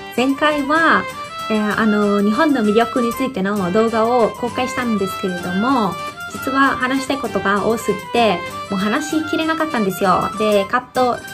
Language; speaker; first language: Japanese; non-native, fluent; Italian